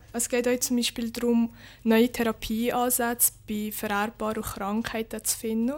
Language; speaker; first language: German; early bilingual, other home language; Bosnian